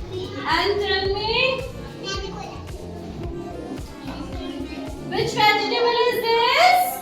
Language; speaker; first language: English; non-native, local second language; Hindi